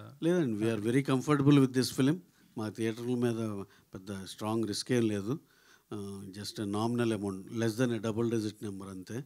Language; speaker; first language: Telugu; native; Telugu